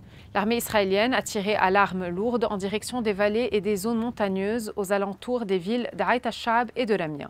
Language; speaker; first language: French; non-native, local second language; Arabic